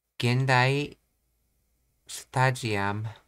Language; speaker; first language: Japanese; non-native, learner; English